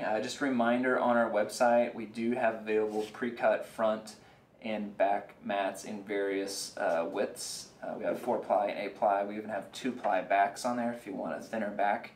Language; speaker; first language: English; native; English